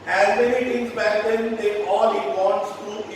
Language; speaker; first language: English; non-native, local second language; Marathi